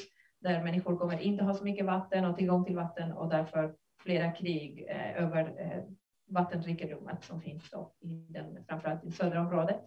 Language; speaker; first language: Swedish; non-native, fluent; Spanish